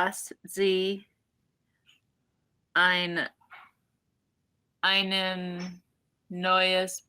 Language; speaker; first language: German; non-native, learner; English